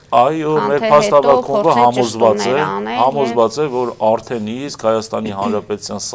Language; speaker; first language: Armenian; native; Armenian